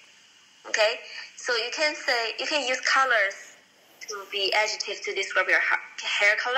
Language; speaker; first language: English; non-native, fluent; Chinese